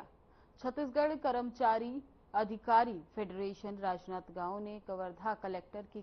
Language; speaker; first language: Hindi; native; Hindi